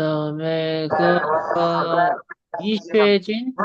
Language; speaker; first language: Korean; native; Korean